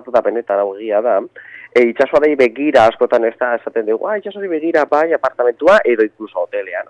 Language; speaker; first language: Basque; native; Basque